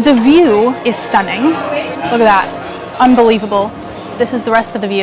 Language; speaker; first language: English; native; English